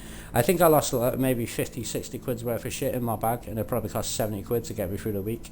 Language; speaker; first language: English; native; English